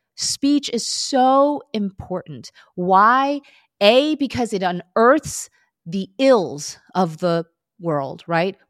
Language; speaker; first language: English; early bilingual, other home language; Korean